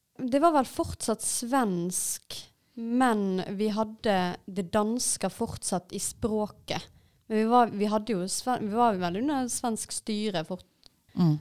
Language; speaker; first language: Norwegian; native; Norwegian